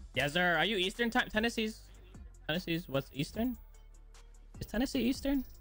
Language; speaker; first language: English; native; English